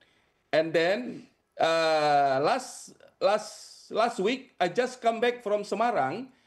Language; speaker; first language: English; non-native, fluent; Indonesian